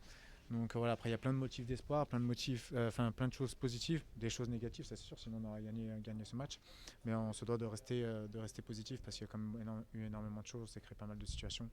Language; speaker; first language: French; native; French